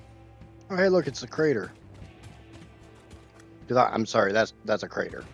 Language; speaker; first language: English; native; English